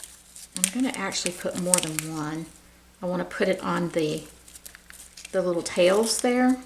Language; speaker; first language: English; native; English